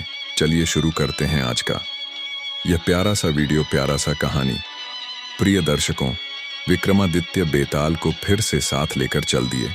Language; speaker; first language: Hindi; native; Hindi